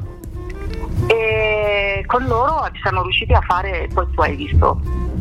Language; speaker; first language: Italian; non-native, fluent; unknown